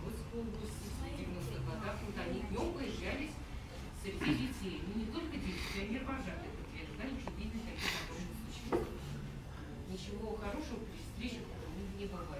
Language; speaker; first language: Russian; native; Russian